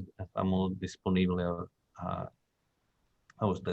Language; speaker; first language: Spanish; non-native, fluent; English